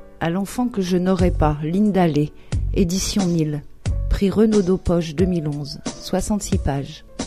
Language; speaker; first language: French; native; French